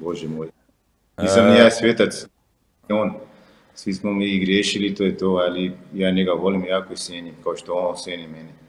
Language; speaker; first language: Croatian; non-native, fluent; Portuguese